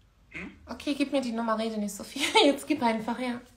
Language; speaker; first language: German; native; German